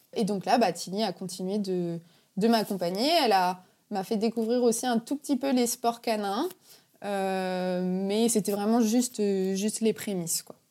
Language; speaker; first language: French; native; French